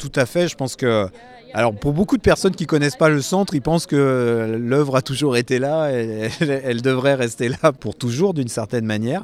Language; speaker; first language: French; native; French